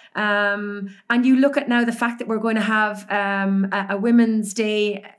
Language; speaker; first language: English; native; English